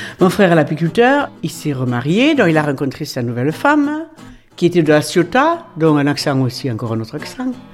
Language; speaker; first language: French; native; French